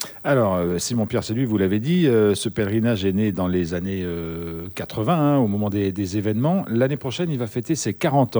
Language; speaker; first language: French; native; French